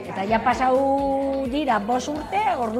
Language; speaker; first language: Basque; non-native, local second language; Spanish